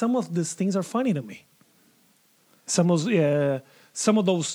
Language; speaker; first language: English; non-native, fluent; Portuguese